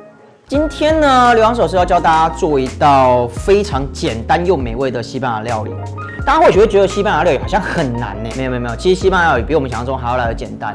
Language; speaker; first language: Chinese; native; Chinese